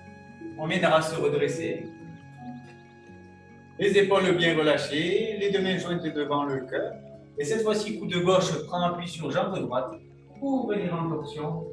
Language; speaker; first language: French; native; French